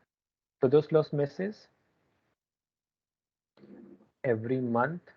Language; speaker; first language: Spanish; non-native, learner; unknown